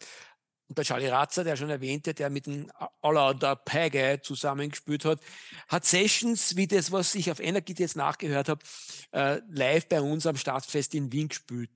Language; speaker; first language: German; native; German